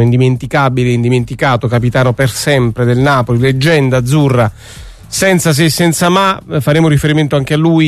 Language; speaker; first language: Italian; native; Italian